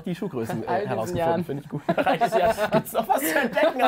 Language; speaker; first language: German; native; German